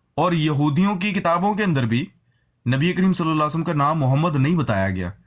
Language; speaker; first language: Urdu; native; Urdu